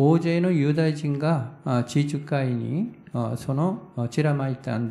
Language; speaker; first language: Japanese; non-native, fluent; Korean